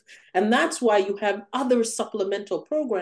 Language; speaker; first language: English; non-native, local second language; Ganda